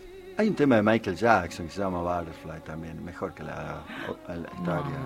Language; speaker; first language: Spanish; native; Spanish